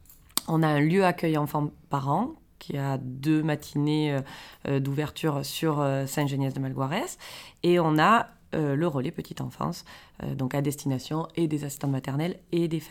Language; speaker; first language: French; native; French